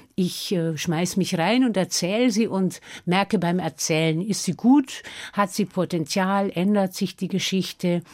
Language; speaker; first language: German; non-native, local second language; Swiss German